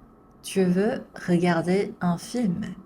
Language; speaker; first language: French; non-native, fluent; Korean